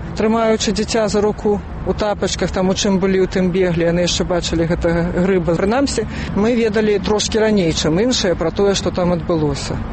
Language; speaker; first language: Belarusian; native; Belarusian